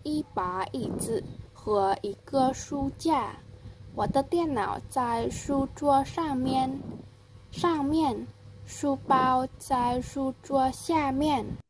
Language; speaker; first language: Chinese; non-native, learner; Vietnamese